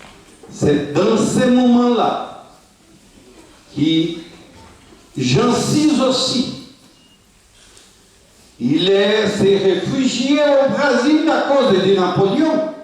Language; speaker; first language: French; non-native, fluent; Portuguese